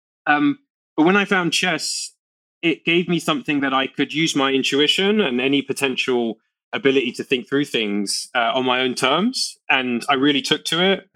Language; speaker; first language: English; native; English